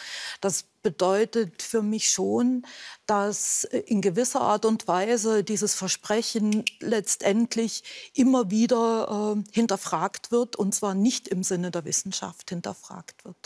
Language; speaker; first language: German; native; German